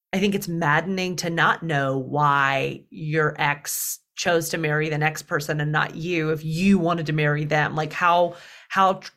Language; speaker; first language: English; native; English